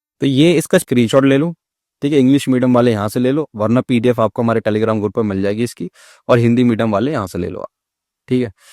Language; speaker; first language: Hindi; native; Hindi